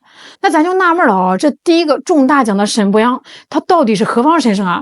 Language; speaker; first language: Chinese; native; Chinese